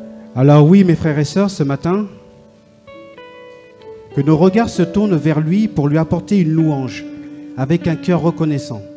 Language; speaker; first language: French; native; French